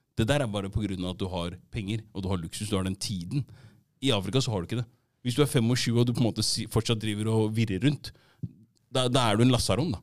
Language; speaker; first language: Norwegian; native; Norwegian